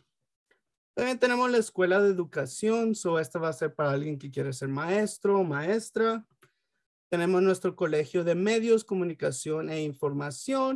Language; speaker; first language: Spanish; early bilingual, heritage; Spanish